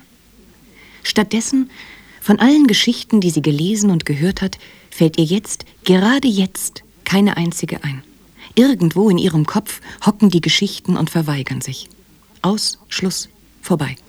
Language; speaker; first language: German; native; German